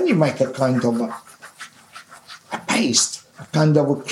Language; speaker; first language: English; non-native, fluent; Italian